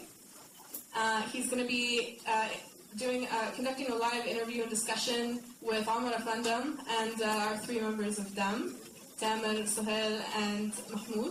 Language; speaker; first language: English; native; English